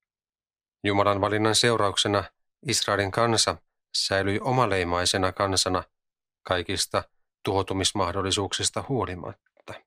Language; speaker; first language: Finnish; native; Finnish